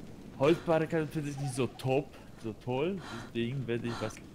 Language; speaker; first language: German; non-native, learner; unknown